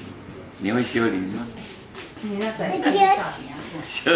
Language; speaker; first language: Chinese; non-native, local second language; Min Nan Chinese